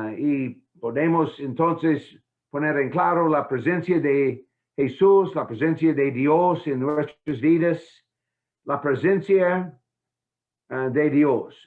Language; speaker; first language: Spanish; non-native, fluent; English